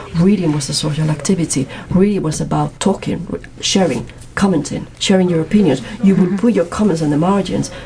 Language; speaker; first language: English; non-native, fluent; Spanish